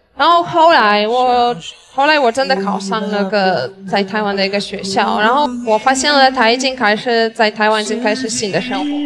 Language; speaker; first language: Chinese; non-native, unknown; Polish